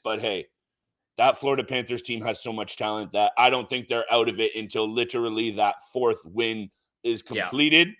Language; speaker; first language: English; native; English